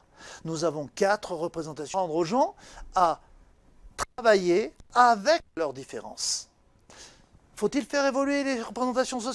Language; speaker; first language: French; native; French